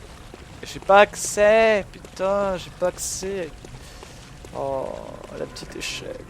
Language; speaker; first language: French; native; French